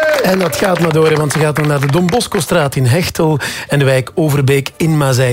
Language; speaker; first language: Dutch; native; Dutch